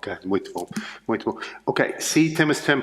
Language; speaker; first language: Portuguese; non-native, learner; English